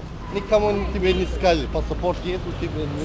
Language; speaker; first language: Russian; non-native, learner; Azerbaijani